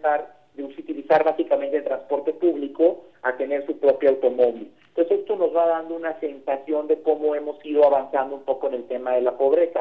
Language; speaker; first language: Spanish; native; Spanish